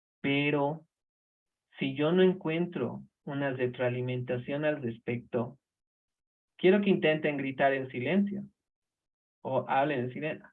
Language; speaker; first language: Spanish; native; Spanish